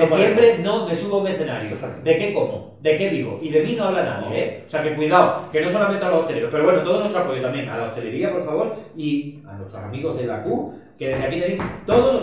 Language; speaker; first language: Spanish; native; Spanish